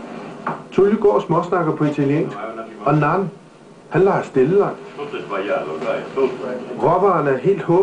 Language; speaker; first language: Danish; native; Danish